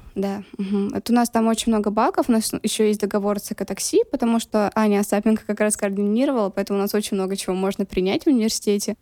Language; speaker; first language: Russian; non-native, local second language; Lezghian